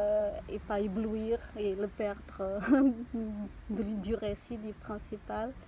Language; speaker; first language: French; non-native, fluent; Portuguese